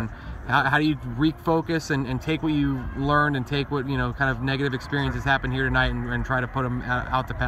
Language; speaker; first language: English; native; English